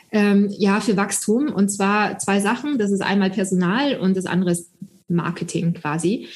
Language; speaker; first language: German; early bilingual, other home language; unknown